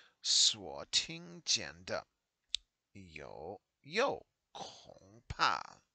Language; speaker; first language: Chinese; non-native, learner; English